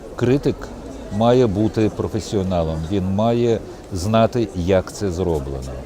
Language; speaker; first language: Ukrainian; non-native, local second language; Russian